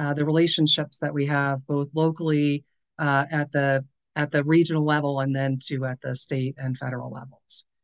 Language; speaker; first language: English; native; English